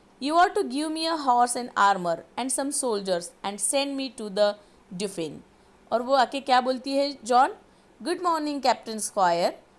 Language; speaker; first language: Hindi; non-native, local second language; Marathi